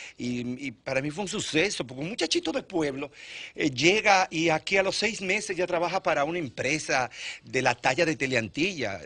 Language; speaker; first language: Spanish; native; Spanish